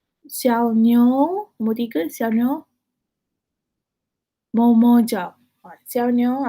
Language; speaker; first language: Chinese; non-native, fluent; Malay